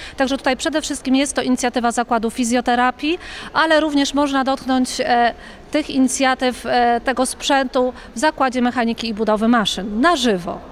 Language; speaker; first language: Polish; native; Polish